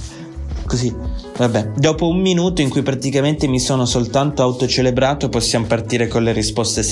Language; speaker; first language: Italian; native; Italian